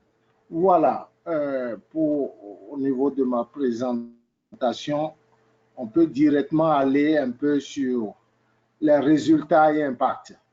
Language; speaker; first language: French; native; French